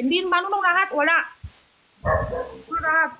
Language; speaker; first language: Filipino; non-native, learner; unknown